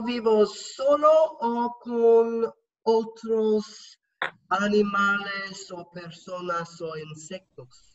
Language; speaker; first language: Spanish; non-native, learner; English